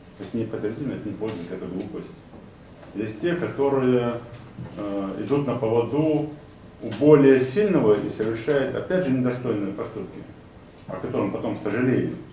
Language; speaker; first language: Russian; non-native, local second language; Ingush